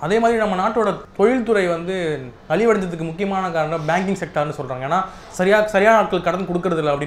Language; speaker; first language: Tamil; native; Tamil